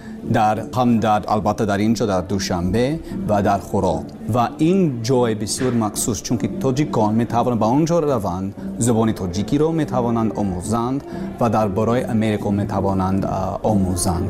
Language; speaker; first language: Persian; non-native, learner; English